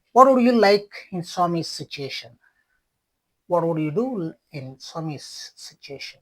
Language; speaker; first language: English; non-native, local second language; Kannada